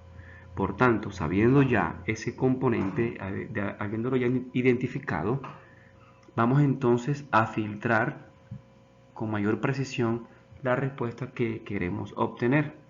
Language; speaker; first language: Spanish; native; Spanish